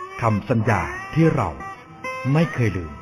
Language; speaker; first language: Thai; native; Thai